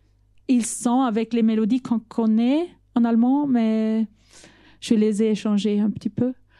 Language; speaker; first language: French; non-native, fluent; German